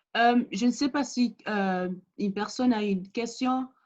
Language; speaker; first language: French; non-native, learner; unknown